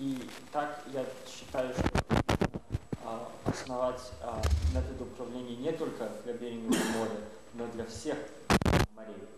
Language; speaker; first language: Russian; non-native, fluent; English